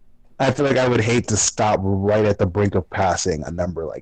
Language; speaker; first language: English; native; English